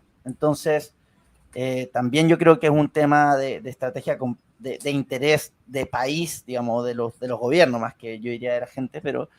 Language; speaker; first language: Spanish; native; Spanish